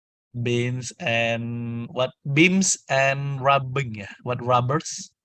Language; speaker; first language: English; non-native, learner; Indonesian